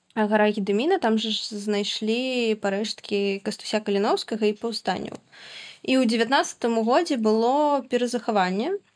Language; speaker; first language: Belarusian; non-native, local second language; Russian